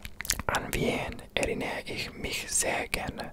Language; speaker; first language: German; non-native, learner; English